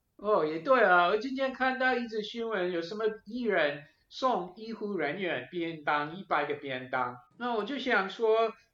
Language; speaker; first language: Chinese; non-native, fluent; English